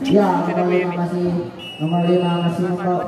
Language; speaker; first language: Malay; native; Malay